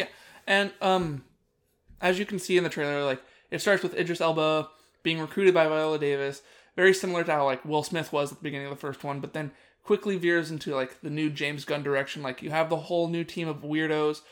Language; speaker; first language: English; native; English